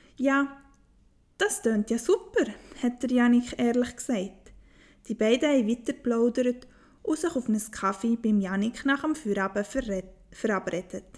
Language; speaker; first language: German; native; German